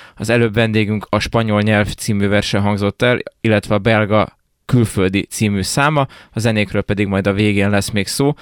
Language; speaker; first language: Hungarian; native; Hungarian